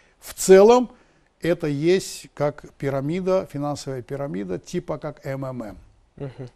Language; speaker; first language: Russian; non-native, local second language; Azerbaijani